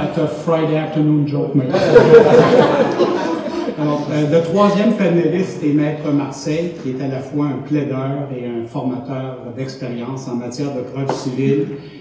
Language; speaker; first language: French; native; French